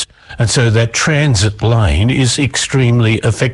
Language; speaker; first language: English; native; English